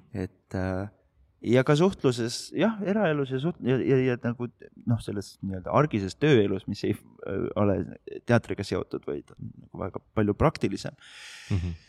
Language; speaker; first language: Estonian; native; Estonian